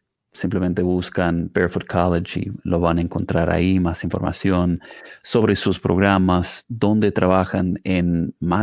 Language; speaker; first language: Spanish; non-native, fluent; English